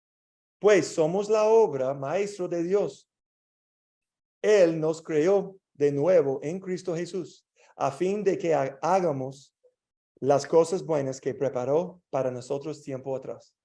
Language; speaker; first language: Spanish; non-native, learner; English